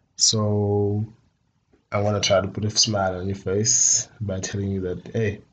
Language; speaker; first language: English; non-native, local second language; Tswana